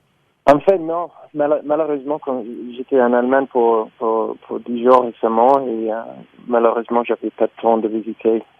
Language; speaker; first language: French; non-native, learner; English